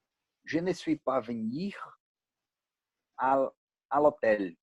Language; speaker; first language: French; non-native, learner; Portuguese